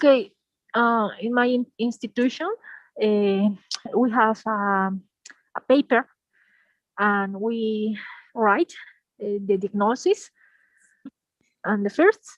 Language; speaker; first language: English; non-native, learner; Spanish